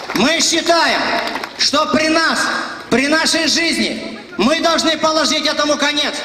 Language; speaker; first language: Russian; non-native, local second language; Kazakh